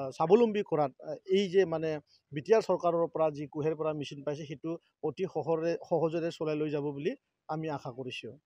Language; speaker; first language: Assamese; non-native, local second language; Bodo